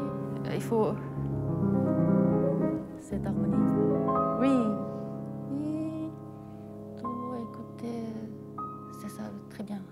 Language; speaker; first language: French; non-native, fluent; Japanese